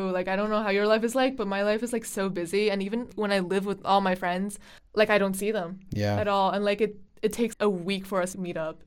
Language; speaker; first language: English; non-native, fluent; Chinese